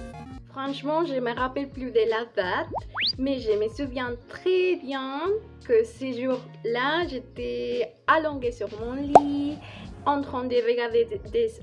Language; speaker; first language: French; non-native, fluent; Spanish